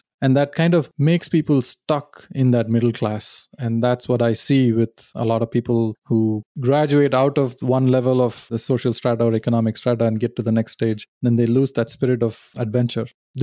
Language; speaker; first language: English; non-native, local second language; Tamil